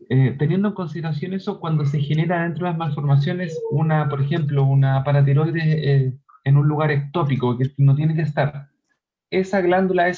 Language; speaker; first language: Spanish; native; Spanish